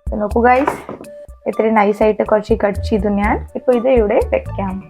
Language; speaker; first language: Malayalam; non-native, learner; Hindi